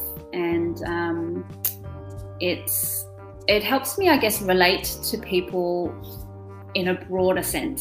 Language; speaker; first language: English; non-native, local second language; German